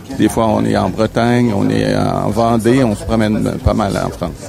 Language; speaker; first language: French; native; French